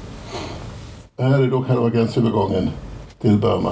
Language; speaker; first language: Swedish; native; Swedish